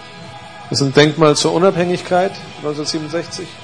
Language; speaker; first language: German; native; German